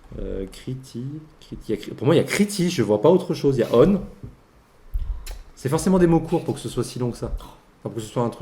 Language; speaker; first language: French; native; French